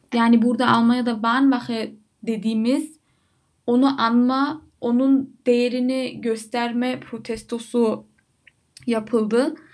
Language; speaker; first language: Turkish; early bilingual, heritage; Turkish